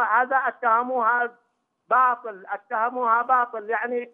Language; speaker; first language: Arabic; native; Arabic